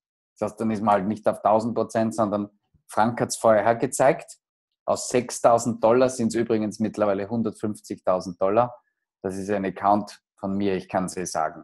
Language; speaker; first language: German; native; German